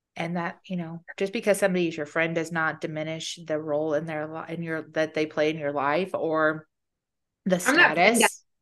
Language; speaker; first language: English; native; English